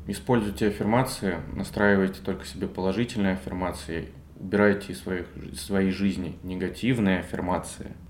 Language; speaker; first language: Russian; native; Russian